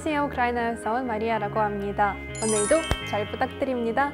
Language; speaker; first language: Korean; non-native, fluent; Ukrainian